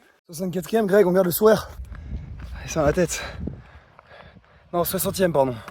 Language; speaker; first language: French; native; French